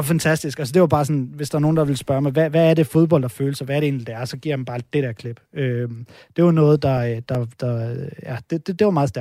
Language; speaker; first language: Danish; native; Danish